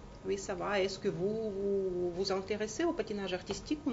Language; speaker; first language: French; non-native, fluent; Russian